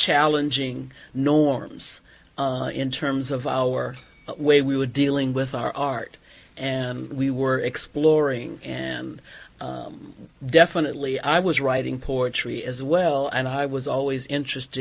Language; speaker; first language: English; native; English